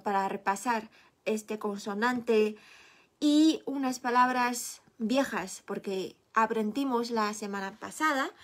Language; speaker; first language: Spanish; non-native, fluent; Chinese